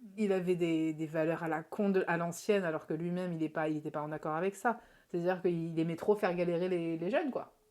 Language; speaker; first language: French; early bilingual, other home language; Japanese